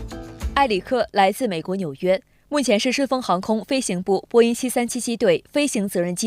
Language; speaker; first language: Chinese; native; Chinese